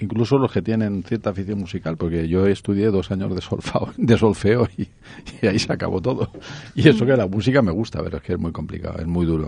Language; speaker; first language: Spanish; native; Spanish